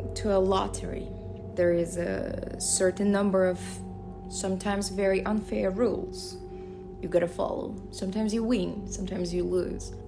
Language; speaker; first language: English; non-native, fluent; Russian